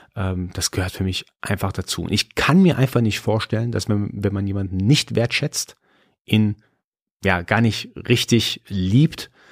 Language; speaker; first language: German; early bilingual, other home language; Persian